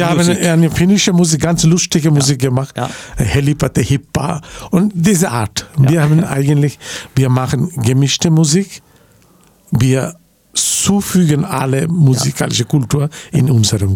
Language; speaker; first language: German; non-native, learner; Bangla